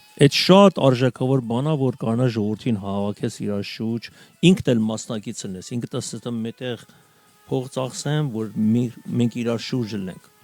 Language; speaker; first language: Armenian; native; Armenian